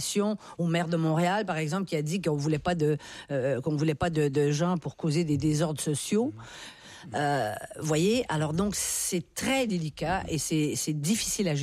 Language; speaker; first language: French; native; French